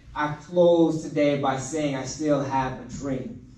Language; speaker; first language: English; native; English